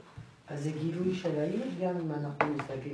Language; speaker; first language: Hebrew; non-native, fluent; French